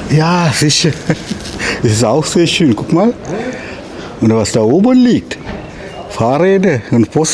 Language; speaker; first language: German; non-native, learner; Sinhala